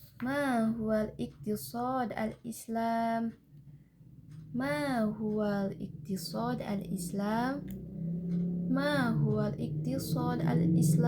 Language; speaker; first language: Arabic; non-native, learner; Indonesian